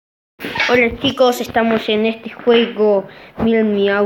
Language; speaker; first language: Spanish; native; Spanish